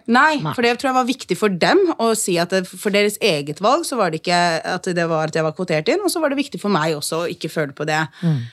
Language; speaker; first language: Norwegian; early bilingual, other home language; Arabic